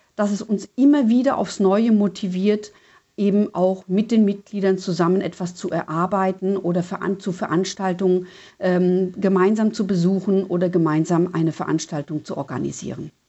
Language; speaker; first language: German; native; German